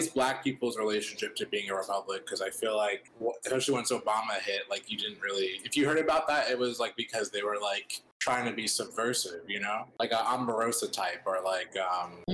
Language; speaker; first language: English; native; English